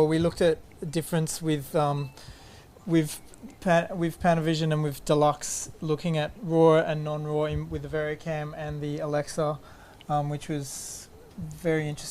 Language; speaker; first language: English; native; English